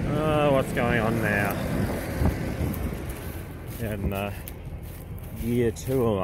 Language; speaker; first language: English; native; English